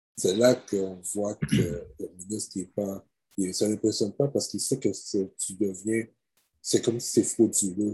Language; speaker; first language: French; native; French